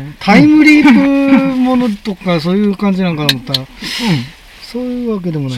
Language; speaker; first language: Japanese; native; Japanese